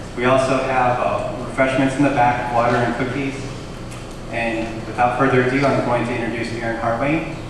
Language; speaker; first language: English; native; English